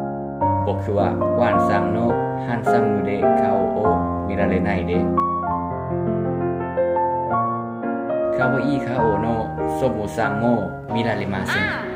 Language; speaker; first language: Japanese; non-native, learner; Thai